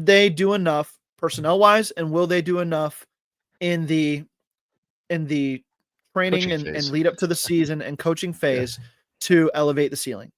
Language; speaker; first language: English; native; English